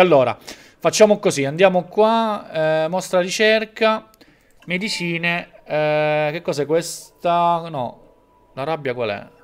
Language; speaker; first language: Italian; native; Italian